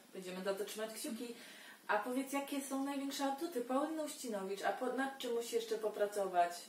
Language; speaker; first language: Polish; native; Polish